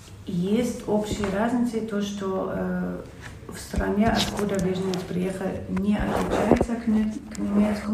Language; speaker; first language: Russian; non-native, fluent; German